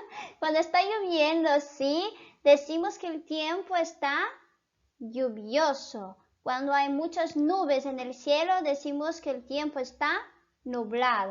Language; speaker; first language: Spanish; non-native, fluent; Portuguese